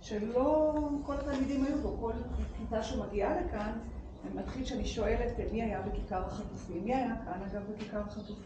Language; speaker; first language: Hebrew; native; Hebrew